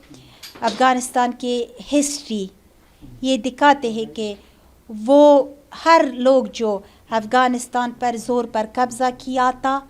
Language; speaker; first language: Hindi; non-native, learner; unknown